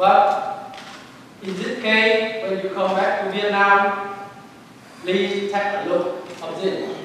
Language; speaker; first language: English; non-native, learner; Vietnamese